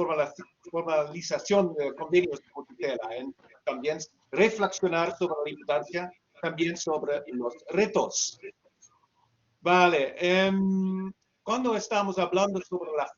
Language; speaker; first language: Spanish; non-native, learner; Dutch